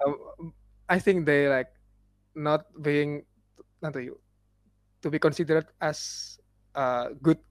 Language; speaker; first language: English; non-native, learner; Indonesian